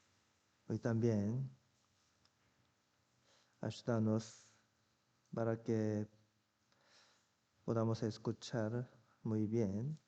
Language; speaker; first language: Spanish; non-native, fluent; Korean